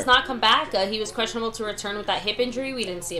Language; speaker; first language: English; native; English